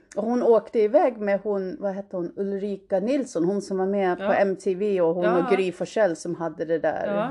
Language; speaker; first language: Swedish; early bilingual, heritage; Swedish